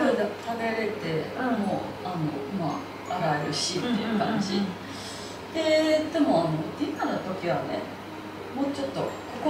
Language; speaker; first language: Japanese; non-native, fluent; Chinese